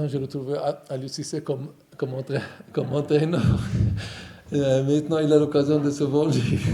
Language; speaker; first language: French; non-native, local second language; Arabic